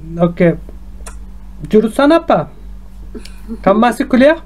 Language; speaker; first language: Indonesian; non-native, fluent; Turkish